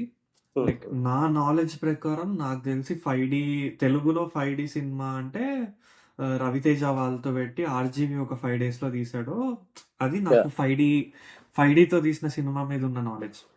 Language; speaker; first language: Telugu; native; Telugu